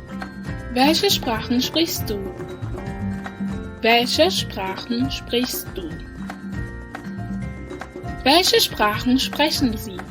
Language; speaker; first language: German; non-native, fluent; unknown